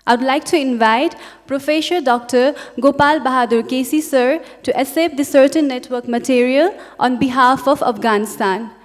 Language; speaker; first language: English; non-native, local second language; Nepali